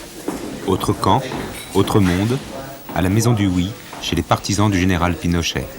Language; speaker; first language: French; native; French